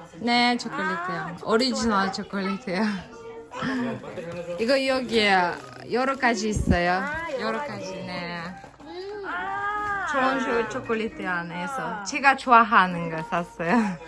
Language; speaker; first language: Korean; non-native, learner; Kazakh